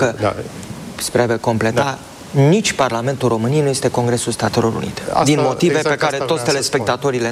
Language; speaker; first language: Romanian; native; Romanian